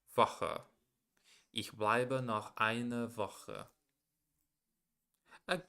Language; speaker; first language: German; non-native, learner; Portuguese